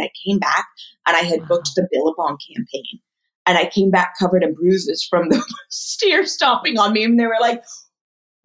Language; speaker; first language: English; native; English